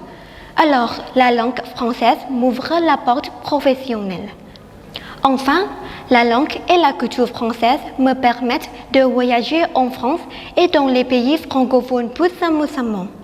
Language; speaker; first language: French; non-native, learner; Thai